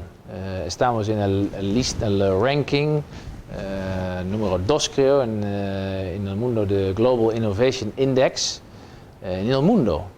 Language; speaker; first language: Spanish; non-native, fluent; Dutch